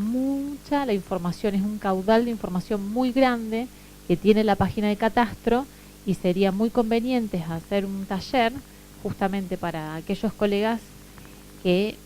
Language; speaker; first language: Spanish; native; Spanish